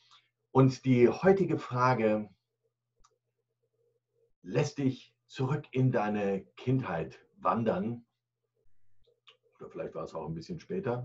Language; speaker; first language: German; native; German